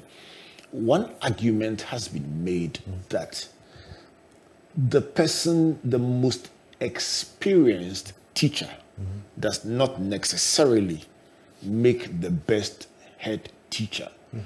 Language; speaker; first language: English; non-native, local second language; Akan